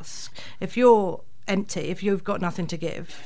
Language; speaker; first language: English; native; English